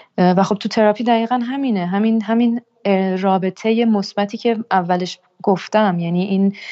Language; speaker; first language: Persian; early bilingual, heritage; Persian